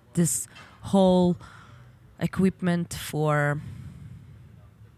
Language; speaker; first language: English; non-native, fluent; Ukrainian